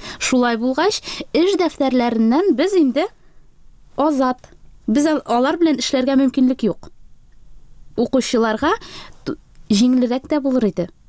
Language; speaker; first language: Tatar; native; Tatar